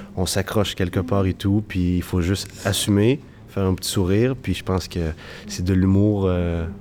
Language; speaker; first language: French; native; French